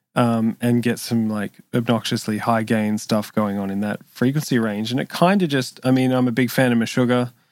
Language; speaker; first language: English; native; English